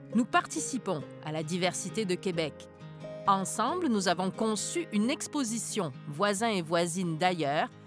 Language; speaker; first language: French; native; French